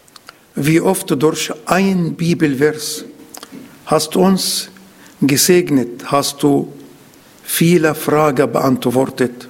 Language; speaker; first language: German; non-native, learner; Arabic